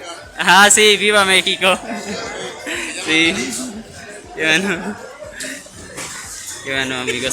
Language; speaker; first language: Spanish; non-native, learner; Urdu